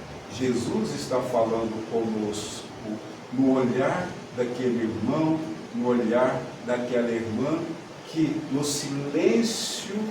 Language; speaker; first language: Portuguese; native; Portuguese